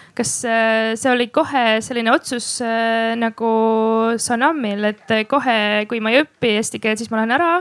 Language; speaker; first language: Estonian; non-native, local second language; Russian